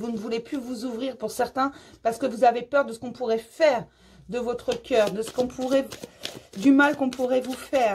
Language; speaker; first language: French; native; French